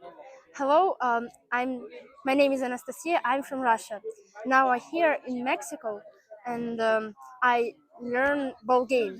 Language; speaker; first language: English; non-native, learner; Russian